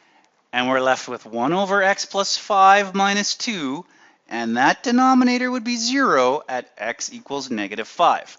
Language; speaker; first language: English; native; English